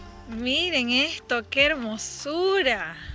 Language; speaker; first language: Spanish; native; Spanish